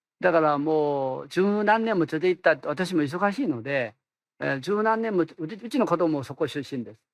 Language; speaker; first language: Japanese; non-native, fluent; Korean